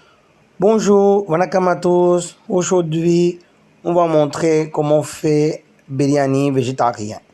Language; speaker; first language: French; non-native, learner; Tamil